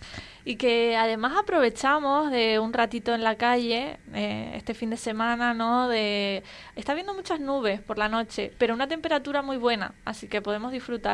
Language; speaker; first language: Spanish; native; Spanish